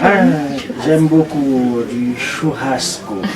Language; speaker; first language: French; non-native, local second language; Haitian Creole